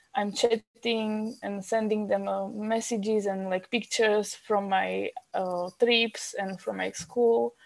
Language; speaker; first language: English; non-native, fluent; Slovak